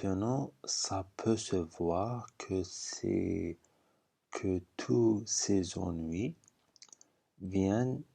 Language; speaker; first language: French; non-native, fluent; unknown